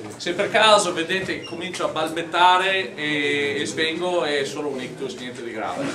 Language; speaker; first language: Italian; non-native, fluent; English